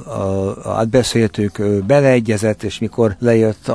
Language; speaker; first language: Hungarian; early bilingual, heritage; Hungarian